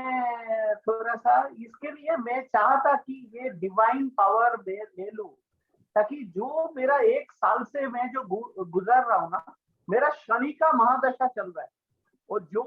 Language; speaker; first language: Hindi; non-native, local second language; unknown